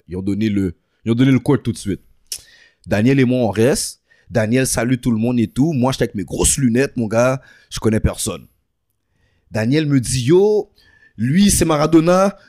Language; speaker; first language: French; early bilingual, other home language; Haitian Creole